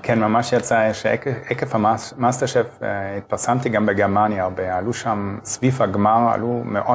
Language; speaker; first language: Hebrew; non-native, fluent; German